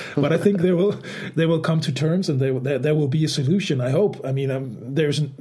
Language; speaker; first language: English; non-native, fluent; Danish